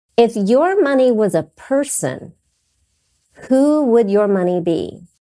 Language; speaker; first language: English; native; English